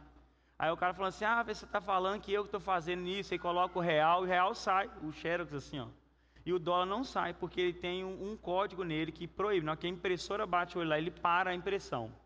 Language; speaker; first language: Portuguese; native; Portuguese